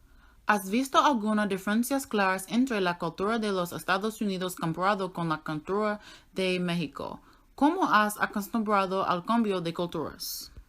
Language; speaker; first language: Spanish; non-native, learner; English